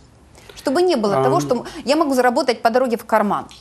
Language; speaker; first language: Russian; native; Russian